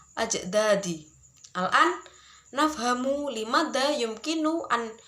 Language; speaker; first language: Arabic; non-native, learner; Indonesian